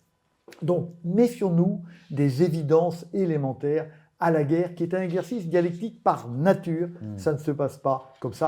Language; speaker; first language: French; native; French